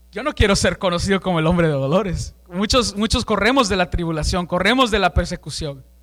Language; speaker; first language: Spanish; early bilingual, heritage; Spanish